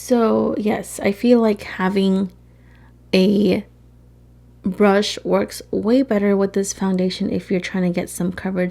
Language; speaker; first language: English; native; English